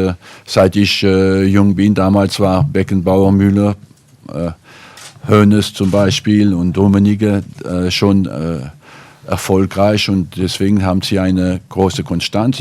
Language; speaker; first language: German; non-native, fluent; French